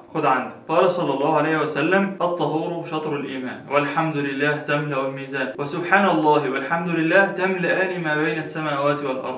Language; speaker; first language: Arabic; native; Arabic